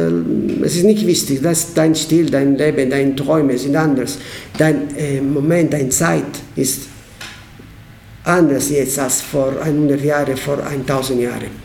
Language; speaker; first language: German; non-native, learner; Italian